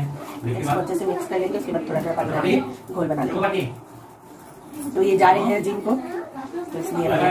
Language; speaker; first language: Hindi; native; Hindi